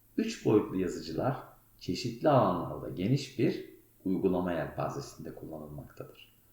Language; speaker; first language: Turkish; native; Turkish